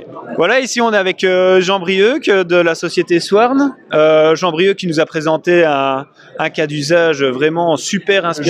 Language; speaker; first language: French; native; French